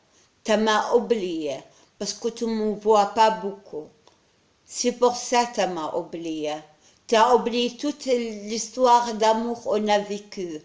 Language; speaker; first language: French; non-native, learner; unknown